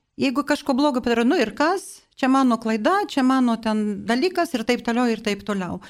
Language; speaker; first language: Lithuanian; non-native, local second language; Polish